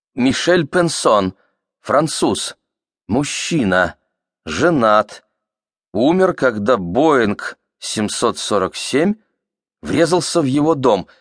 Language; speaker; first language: Russian; native; Russian